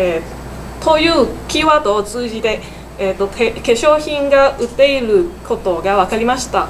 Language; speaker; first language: Japanese; non-native, learner; Cantonese